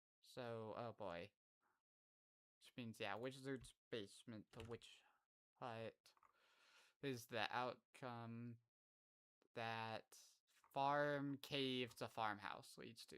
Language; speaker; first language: English; native; English